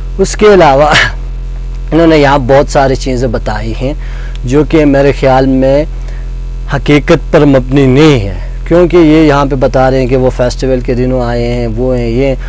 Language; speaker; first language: Urdu; non-native, local second language; Khowar